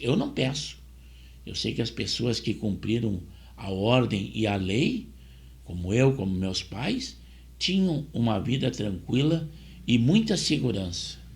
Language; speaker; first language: Portuguese; native; Portuguese